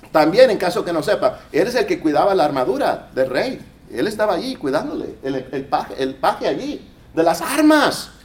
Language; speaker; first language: Spanish; early bilingual, heritage; Spanish